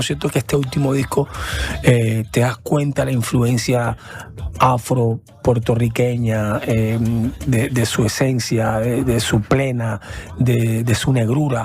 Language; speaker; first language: Spanish; native; Spanish